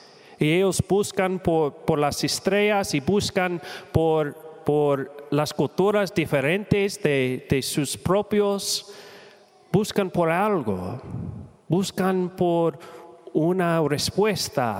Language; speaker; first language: Spanish; non-native, fluent; English